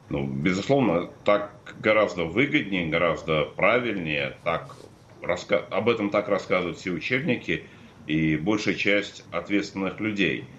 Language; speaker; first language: Russian; native; Russian